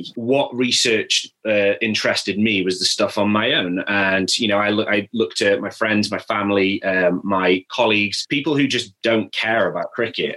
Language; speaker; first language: English; native; English